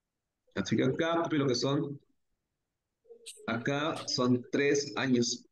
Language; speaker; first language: Spanish; native; Spanish